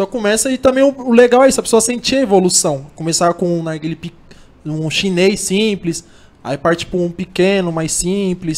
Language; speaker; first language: Portuguese; native; Portuguese